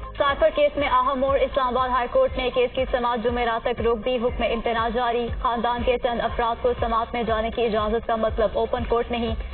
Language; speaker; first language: Urdu; native; Urdu